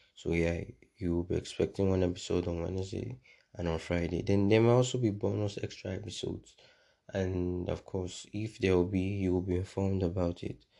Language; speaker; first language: English; non-native, local second language; Yoruba